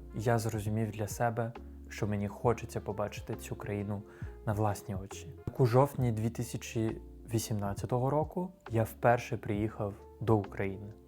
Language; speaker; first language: Ukrainian; non-native, fluent; French